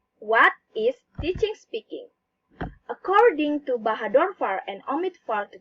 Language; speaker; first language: English; non-native, learner; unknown